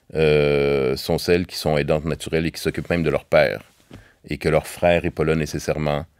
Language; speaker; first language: French; native; French